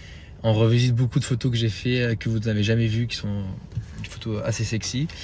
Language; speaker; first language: French; native; French